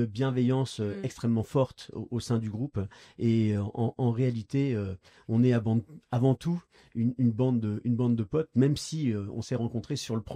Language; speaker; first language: French; native; French